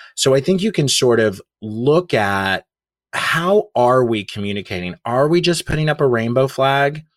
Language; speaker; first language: English; native; English